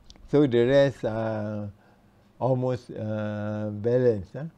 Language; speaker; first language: English; non-native, local second language; Malay